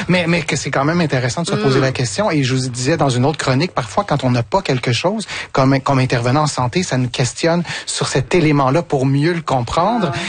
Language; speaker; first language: French; native; French